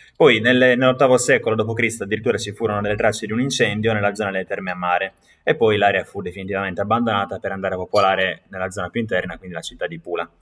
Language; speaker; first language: Italian; non-native, local second language; Sardinian